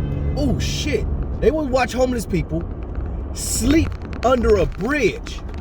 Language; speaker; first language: English; native; English